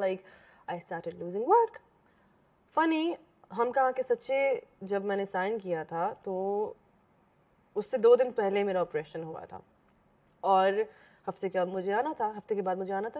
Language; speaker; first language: Urdu; early bilingual, heritage; Hindi